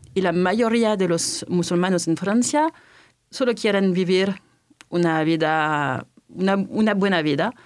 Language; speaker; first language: Spanish; non-native, fluent; French